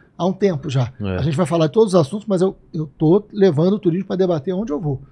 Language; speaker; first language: Portuguese; native; Portuguese